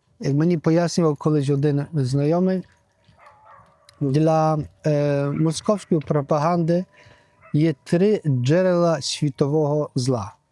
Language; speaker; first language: Ukrainian; early bilingual, heritage; Ukrainian